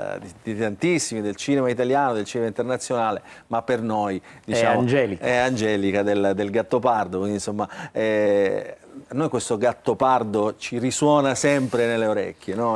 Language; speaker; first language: Italian; native; Italian